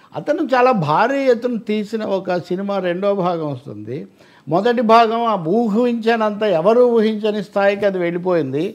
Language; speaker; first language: Telugu; native; Telugu